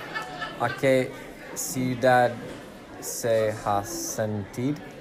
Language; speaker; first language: Spanish; non-native, learner; English